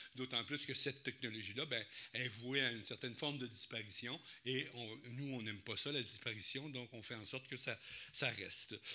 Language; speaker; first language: French; native; French